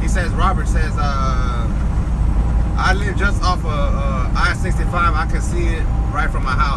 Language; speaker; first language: English; early bilingual, other home language; Spanish